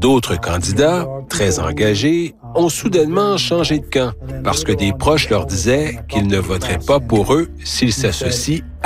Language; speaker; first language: French; non-native, fluent; English